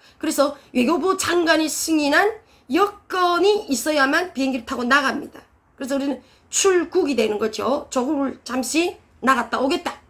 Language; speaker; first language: Korean; native; Korean